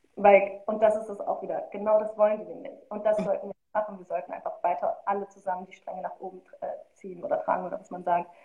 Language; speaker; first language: German; early bilingual, other home language; Arabic